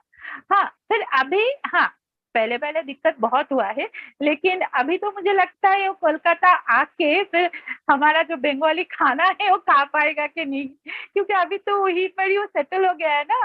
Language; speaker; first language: Hindi; non-native, local second language; Bangla